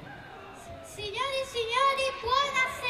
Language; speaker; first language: Italian; native; Italian